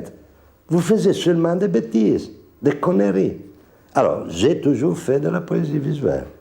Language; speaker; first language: French; non-native, fluent; Italian